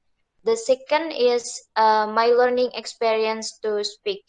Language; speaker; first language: English; non-native, learner; Indonesian